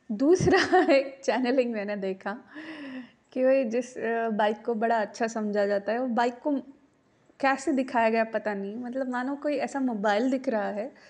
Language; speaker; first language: Hindi; non-native, local second language; Marathi